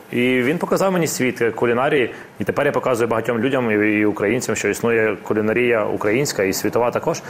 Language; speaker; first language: Ukrainian; non-native, local second language; Russian